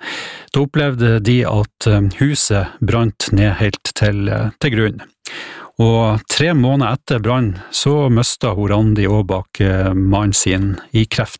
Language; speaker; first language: Norwegian; native; Norwegian